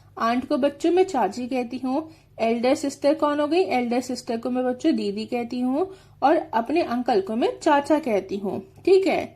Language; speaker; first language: Hindi; native; Hindi